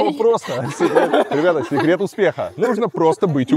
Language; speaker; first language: Russian; native; Russian